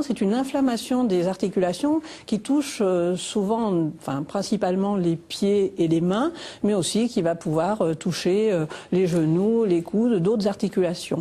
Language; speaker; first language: French; native; French